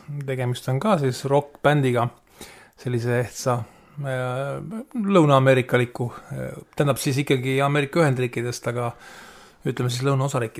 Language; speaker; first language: Estonian; native; Estonian